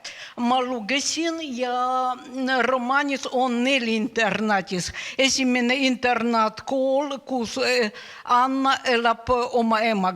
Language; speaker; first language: Estonian; non-native, learner; Russian